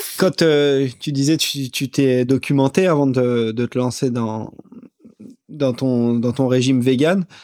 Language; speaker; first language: French; native; French